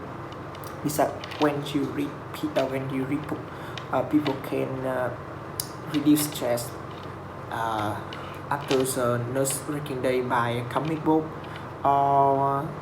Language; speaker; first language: English; non-native, learner; Vietnamese